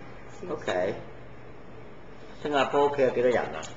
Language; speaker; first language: Cantonese; native; Cantonese